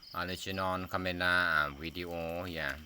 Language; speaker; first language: English; non-native, learner; Thai